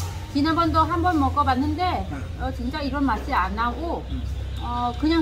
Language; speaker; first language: Korean; non-native, learner; Vietnamese